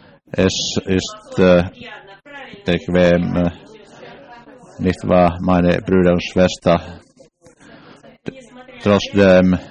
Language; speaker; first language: German; non-native, learner; English